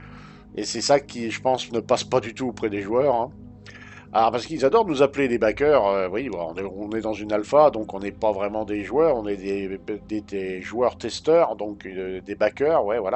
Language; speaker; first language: French; native; French